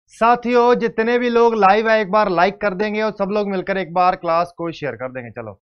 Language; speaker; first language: Hindi; native; Hindi